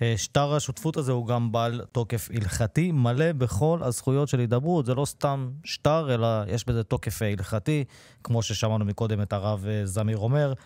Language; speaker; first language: Hebrew; native; Hebrew